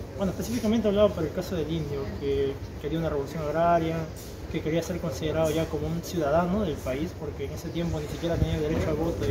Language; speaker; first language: Spanish; native; Spanish